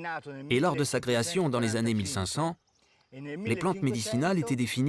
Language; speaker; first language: French; native; French